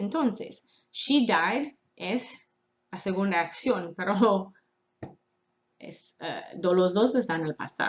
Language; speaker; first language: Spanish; non-native, fluent; English